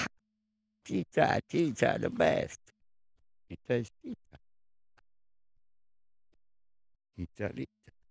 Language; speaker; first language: English; non-native, learner; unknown